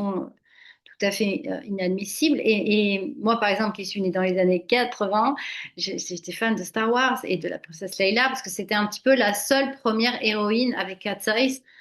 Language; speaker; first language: French; native; French